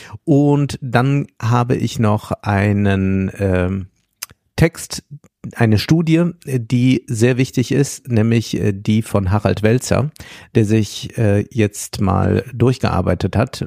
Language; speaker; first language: German; native; German